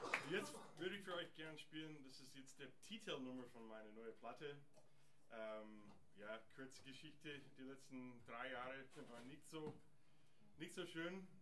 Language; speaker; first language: German; non-native, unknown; English